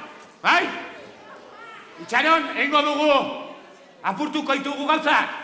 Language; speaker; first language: Basque; non-native, local second language; Spanish